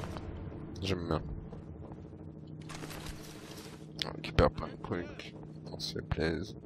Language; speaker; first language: French; native; French